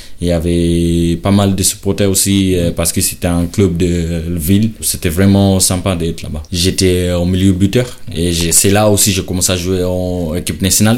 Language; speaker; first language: French; non-native, learner; Shona